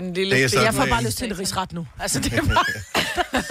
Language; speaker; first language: Danish; native; Danish